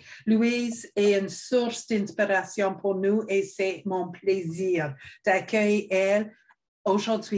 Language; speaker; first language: French; non-native, fluent; English